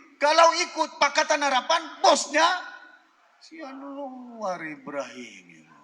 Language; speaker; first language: Malay; native; Malay